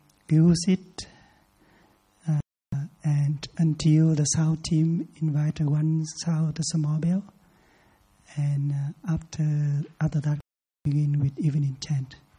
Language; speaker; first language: English; non-native, learner; Vietnamese